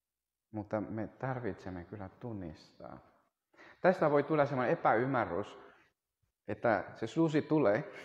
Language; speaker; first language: Finnish; non-native, fluent; Spanish